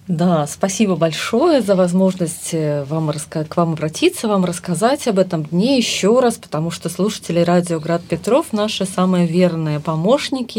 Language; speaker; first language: Russian; native; Russian